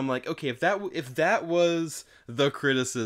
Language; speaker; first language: English; native; English